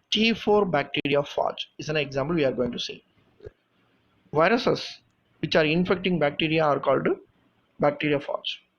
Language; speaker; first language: English; non-native, local second language; Tamil